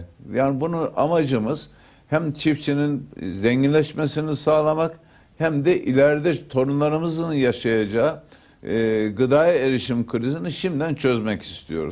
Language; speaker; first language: Turkish; native; Turkish